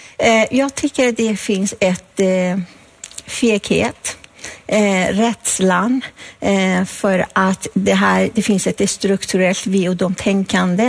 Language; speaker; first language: Swedish; non-native, fluent; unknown